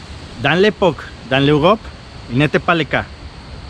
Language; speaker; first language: French; non-native, fluent; Spanish